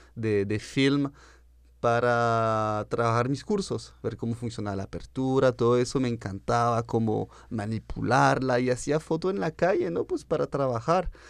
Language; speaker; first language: Spanish; early bilingual, heritage; French